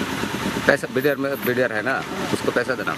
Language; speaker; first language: Hindi; non-native, learner; Bangla